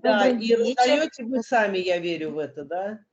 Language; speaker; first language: Russian; native; Russian